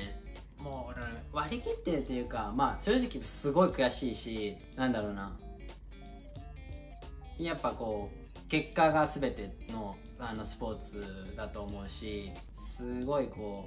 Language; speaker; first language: Japanese; native; Japanese